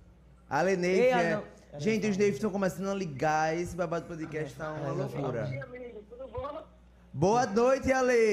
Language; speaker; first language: Portuguese; native; Portuguese